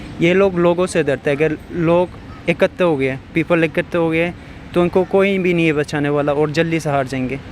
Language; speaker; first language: Hindi; non-native, fluent; Persian